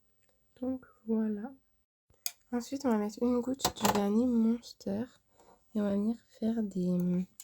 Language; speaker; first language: French; native; French